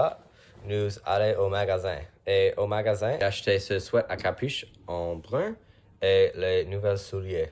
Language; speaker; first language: French; non-native, learner; English